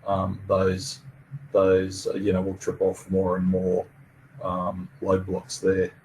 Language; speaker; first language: English; native; English